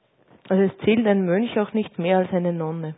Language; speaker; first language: German; native; German